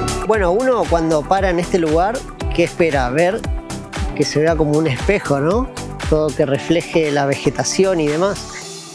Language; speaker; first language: Spanish; native; Spanish